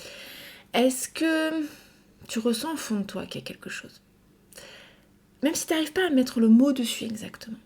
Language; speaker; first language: French; native; French